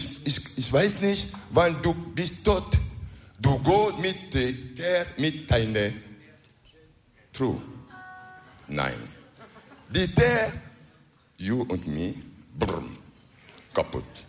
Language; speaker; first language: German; non-native, learner; French